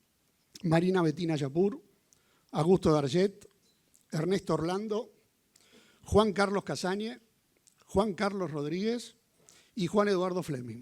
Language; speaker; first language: Spanish; native; Spanish